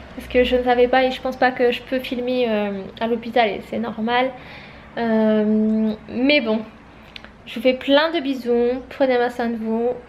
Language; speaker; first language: French; native; French